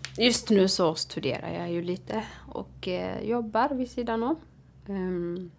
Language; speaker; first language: Swedish; non-native, fluent; Tigrinya